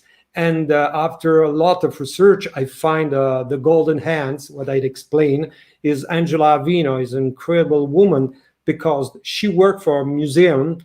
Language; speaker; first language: English; non-native, learner; French